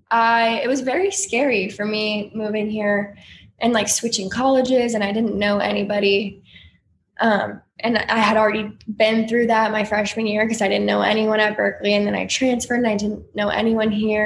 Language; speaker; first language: English; native; English